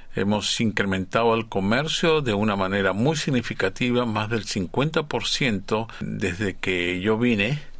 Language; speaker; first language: Spanish; native; Spanish